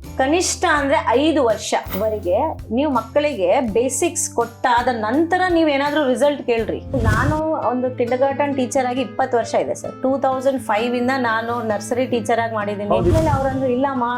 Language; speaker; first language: Kannada; non-native, local second language; Telugu